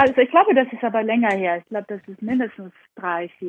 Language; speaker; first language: German; non-native, fluent; Georgian